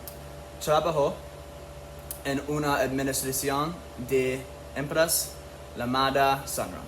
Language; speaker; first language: Spanish; non-native, learner; English